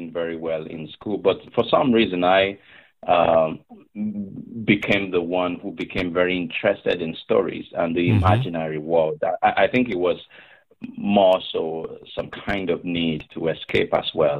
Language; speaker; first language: English; non-native, local second language; Igbo